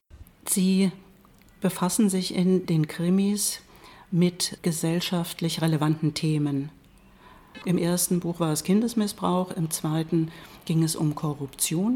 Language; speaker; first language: German; native; German